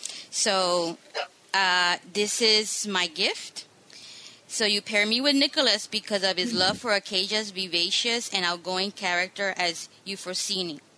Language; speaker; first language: English; non-native, local second language; Spanish